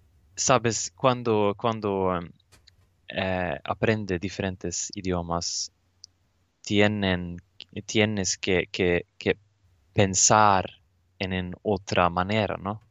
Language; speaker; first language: Spanish; non-native, learner; Swedish